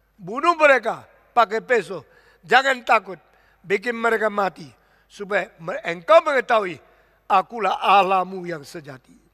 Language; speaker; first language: Indonesian; early bilingual, other home language; Min Nan Chinese